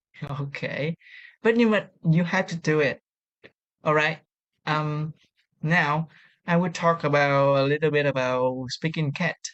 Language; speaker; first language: English; non-native, learner; Vietnamese